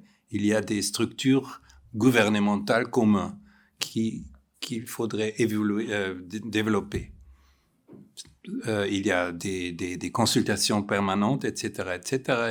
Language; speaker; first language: French; non-native, fluent; German